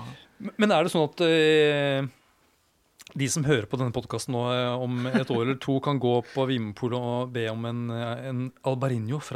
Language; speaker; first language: Norwegian; native; Norwegian